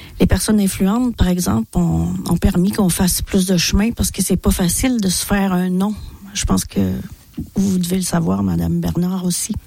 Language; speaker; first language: French; native; French